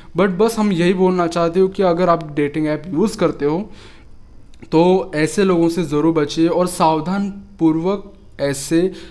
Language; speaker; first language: Hindi; native; Hindi